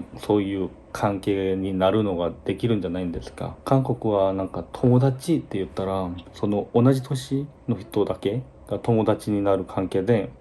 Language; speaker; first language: Japanese; non-native, fluent; Korean